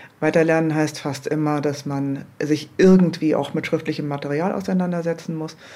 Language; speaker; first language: German; native; German